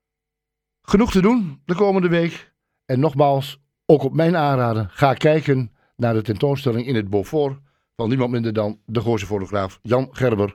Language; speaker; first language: Dutch; native; Dutch